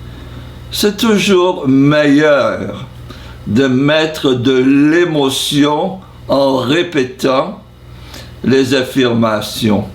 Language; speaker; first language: French; non-native, fluent; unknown